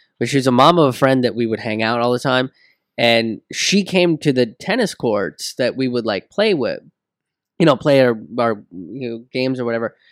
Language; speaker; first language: English; early bilingual, other home language; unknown